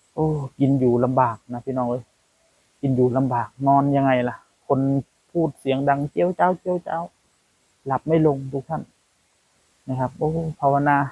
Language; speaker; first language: Thai; native; Thai